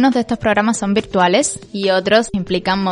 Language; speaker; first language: Spanish; native; Spanish